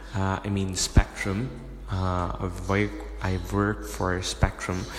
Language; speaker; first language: English; non-native, local second language; Urdu